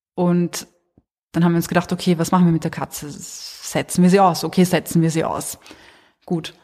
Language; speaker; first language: German; early bilingual, other home language; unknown